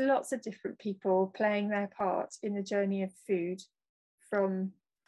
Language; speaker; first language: English; native; English